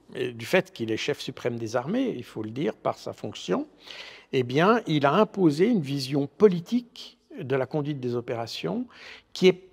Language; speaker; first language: French; native; French